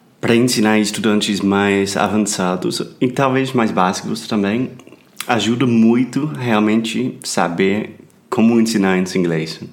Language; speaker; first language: Portuguese; non-native, fluent; English